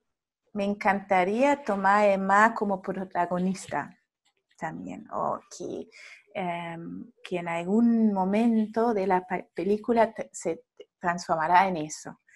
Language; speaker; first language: Spanish; non-native, fluent; German